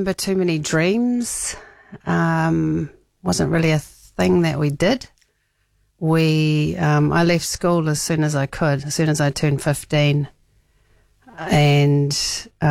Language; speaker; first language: English; native; English